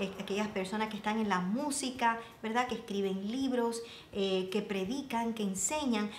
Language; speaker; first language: Spanish; early bilingual, heritage; Spanish